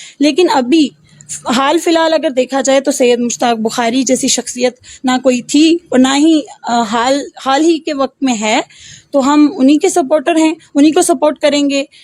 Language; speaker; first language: Hindi; non-native, local second language; Pahari-Potwari